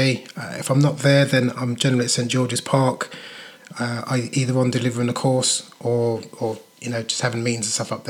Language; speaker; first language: English; native; English